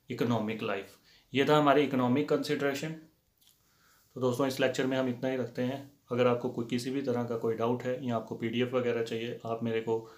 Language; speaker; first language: Hindi; native; Hindi